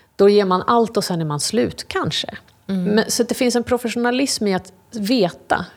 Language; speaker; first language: Swedish; early bilingual, other home language; English